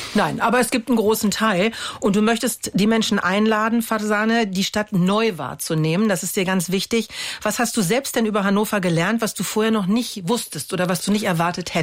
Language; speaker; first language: German; native; German